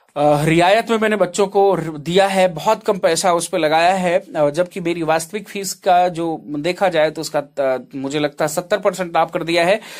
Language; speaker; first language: Hindi; native; Hindi